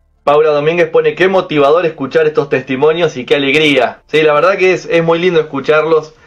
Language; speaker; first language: Spanish; native; Spanish